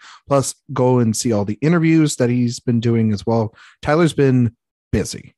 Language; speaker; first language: English; native; English